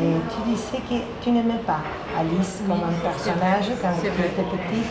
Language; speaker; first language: French; non-native, learner; Spanish